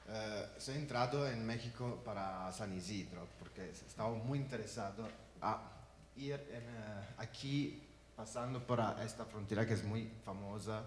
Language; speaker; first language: Spanish; non-native, learner; Italian